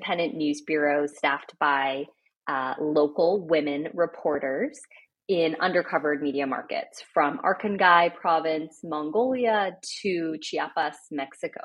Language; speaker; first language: English; native; English